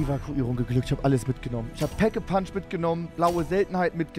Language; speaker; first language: German; native; German